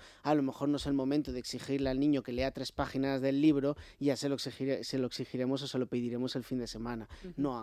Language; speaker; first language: Spanish; native; Spanish